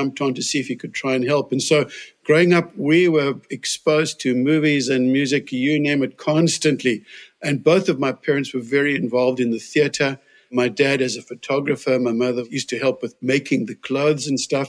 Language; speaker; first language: English; native; English